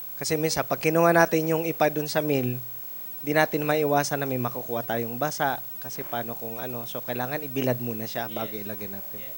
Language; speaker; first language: Filipino; non-native, local second language; Bikol